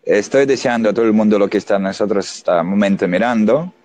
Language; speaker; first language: Spanish; non-native, learner; Latvian